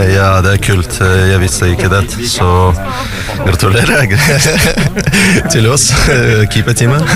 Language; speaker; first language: Norwegian; non-native, learner; Russian